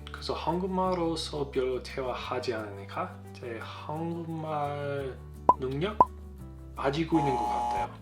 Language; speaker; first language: Korean; non-native, fluent; English